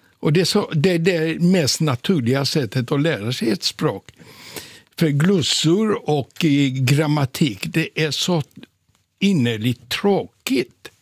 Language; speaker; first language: Swedish; non-native, fluent; Polish